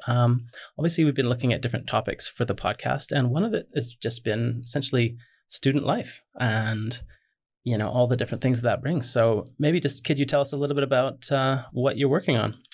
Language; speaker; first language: English; native; English